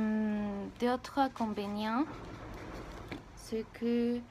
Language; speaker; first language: French; non-native, learner; Spanish